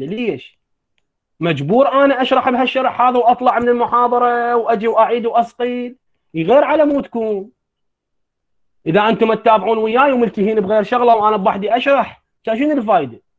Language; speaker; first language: Arabic; native; Arabic